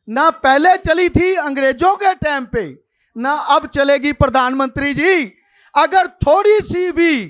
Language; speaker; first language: Hindi; non-native, local second language; Punjabi